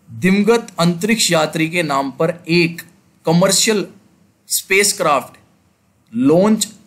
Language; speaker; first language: Hindi; native; Hindi